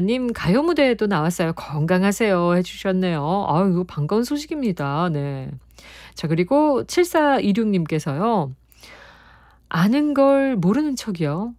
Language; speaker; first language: Korean; native; Korean